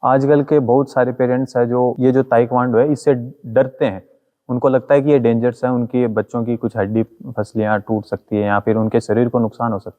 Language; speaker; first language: Hindi; native; Hindi